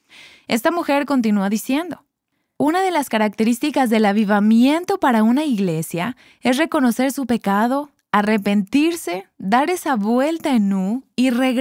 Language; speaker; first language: Spanish; native; Spanish